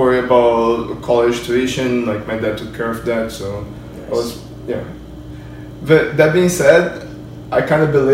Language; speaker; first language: English; non-native, fluent; Portuguese